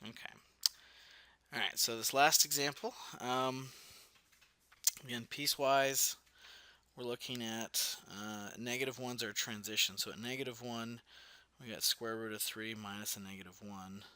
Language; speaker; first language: English; native; English